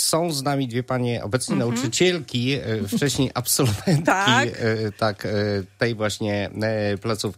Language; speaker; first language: Polish; native; Polish